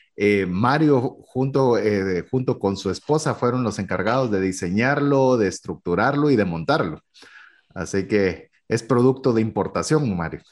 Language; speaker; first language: Spanish; native; Spanish